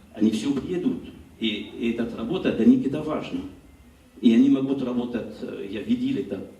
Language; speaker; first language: Russian; non-native, learner; French